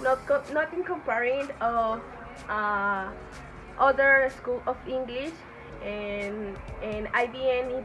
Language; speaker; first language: English; non-native, learner; Spanish